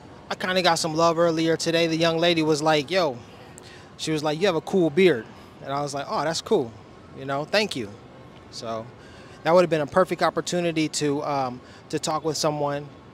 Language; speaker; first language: English; native; English